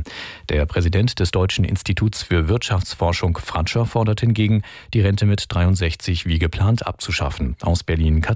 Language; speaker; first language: German; native; German